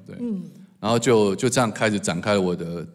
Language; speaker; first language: Chinese; native; Chinese